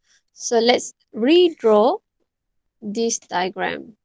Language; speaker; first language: English; non-native, local second language; Malay